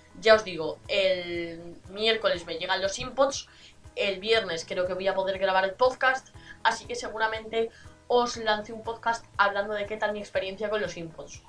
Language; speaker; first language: Spanish; native; Spanish